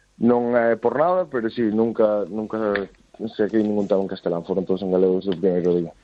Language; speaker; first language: Galician; native; Galician